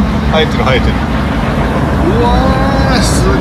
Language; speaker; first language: Japanese; native; Japanese